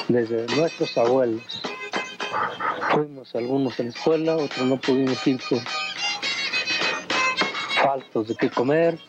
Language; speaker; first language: Spanish; non-native, local second language; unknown